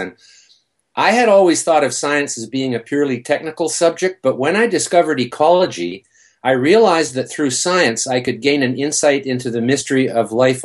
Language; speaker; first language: English; native; English